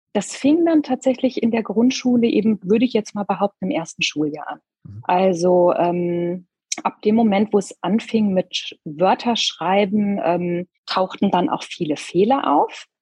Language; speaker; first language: German; native; German